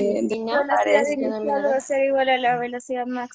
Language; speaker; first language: Spanish; native; Spanish